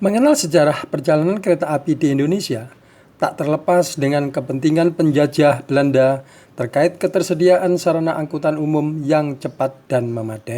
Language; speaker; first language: Indonesian; native; Indonesian